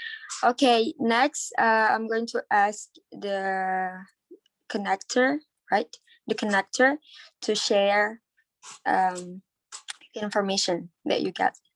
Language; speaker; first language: English; non-native, learner; Indonesian